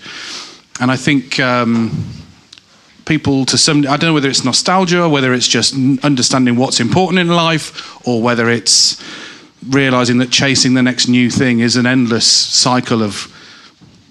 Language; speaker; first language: English; native; English